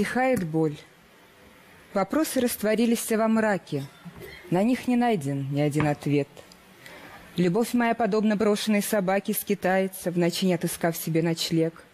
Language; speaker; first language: Russian; native; Russian